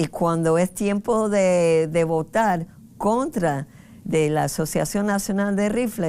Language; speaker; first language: Spanish; non-native, fluent; English